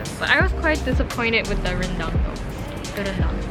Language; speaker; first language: English; non-native, fluent; Indonesian